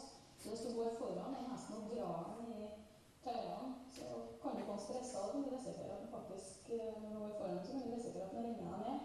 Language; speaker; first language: Norwegian; native; Norwegian